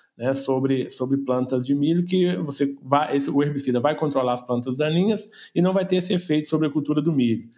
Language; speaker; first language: Portuguese; native; Portuguese